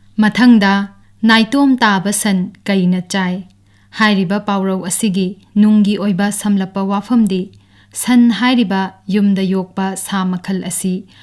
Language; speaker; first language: Manipuri; native; Manipuri